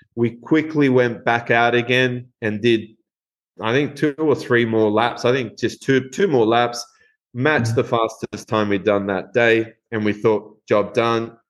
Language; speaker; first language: English; non-native, fluent; Spanish